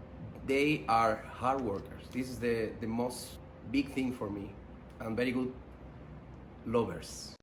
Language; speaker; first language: English; non-native, learner; Spanish